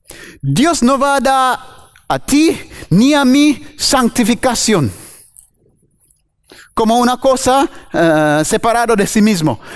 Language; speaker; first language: Spanish; non-native, fluent; English